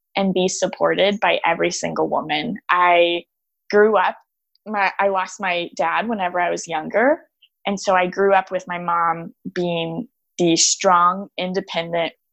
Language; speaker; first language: English; native; English